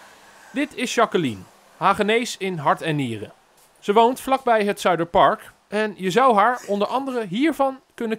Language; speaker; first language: Dutch; native; Dutch